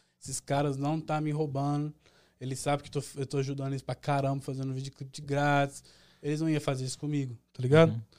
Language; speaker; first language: Portuguese; early bilingual, heritage; Portuguese